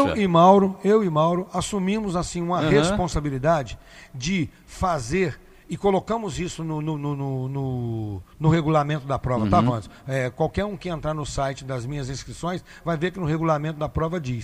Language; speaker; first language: Portuguese; native; Portuguese